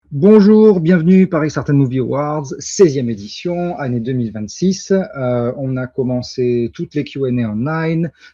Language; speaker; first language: French; native; French